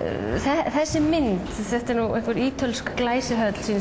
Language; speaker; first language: Icelandic; native; Icelandic